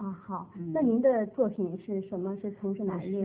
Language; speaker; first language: Chinese; native; Chinese